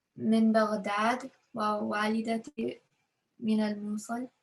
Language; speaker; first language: Arabic; non-native, learner; English